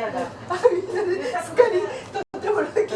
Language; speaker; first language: Japanese; native; Japanese